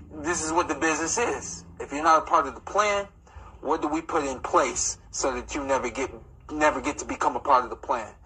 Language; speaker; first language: English; native; English